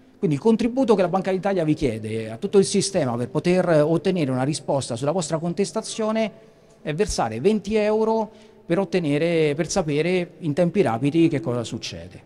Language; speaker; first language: Italian; native; Italian